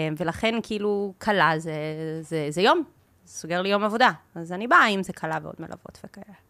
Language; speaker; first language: Hebrew; early bilingual, heritage; English